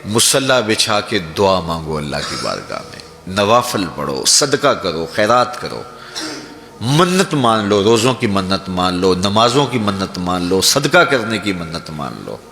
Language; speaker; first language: Urdu; non-native, local second language; Punjabi